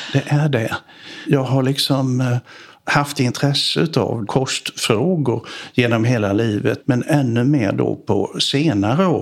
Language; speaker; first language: Swedish; native; Swedish